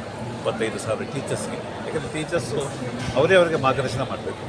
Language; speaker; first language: Kannada; native; Kannada